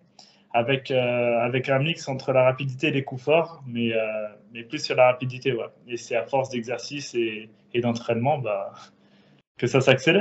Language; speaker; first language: French; native; French